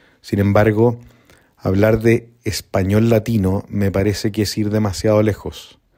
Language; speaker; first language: Spanish; native; Spanish